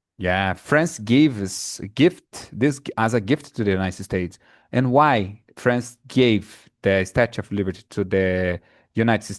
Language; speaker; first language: English; non-native, fluent; Portuguese